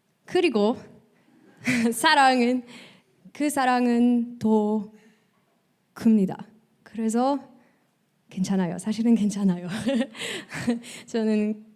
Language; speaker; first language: Korean; early bilingual, heritage; Swiss German